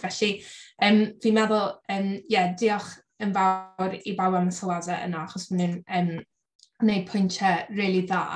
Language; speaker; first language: Welsh; native; Welsh